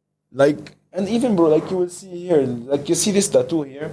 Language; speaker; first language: English; non-native, fluent; Arabic